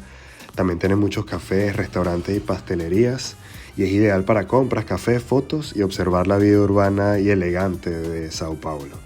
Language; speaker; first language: Spanish; native; Spanish